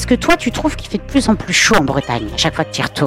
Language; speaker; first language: French; native; French